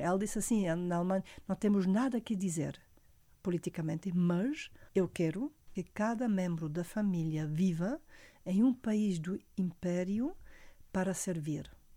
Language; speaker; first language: Portuguese; non-native, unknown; German